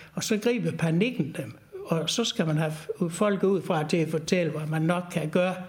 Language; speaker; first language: Danish; native; Danish